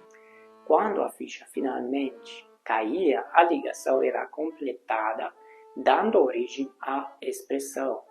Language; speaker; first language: Portuguese; non-native, fluent; Hungarian